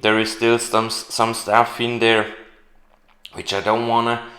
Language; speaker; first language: English; non-native, fluent; German